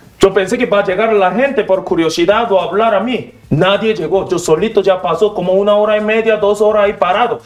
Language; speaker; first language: Spanish; non-native, learner; Korean